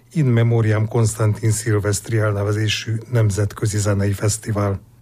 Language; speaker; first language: Hungarian; native; Hungarian